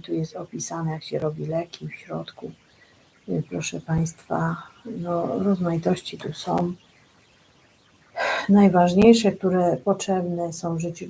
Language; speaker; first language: Polish; native; Polish